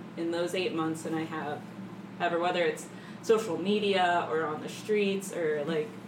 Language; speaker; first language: English; native; English